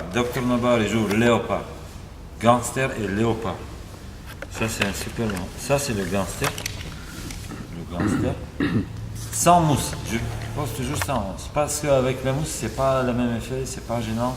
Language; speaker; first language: French; non-native, fluent; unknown